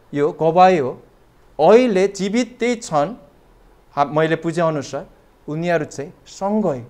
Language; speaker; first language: Nepali; non-native, fluent; Korean